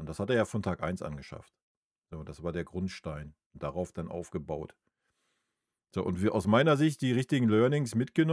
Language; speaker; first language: German; native; German